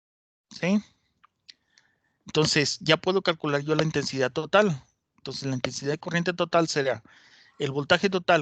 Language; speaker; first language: Spanish; native; Spanish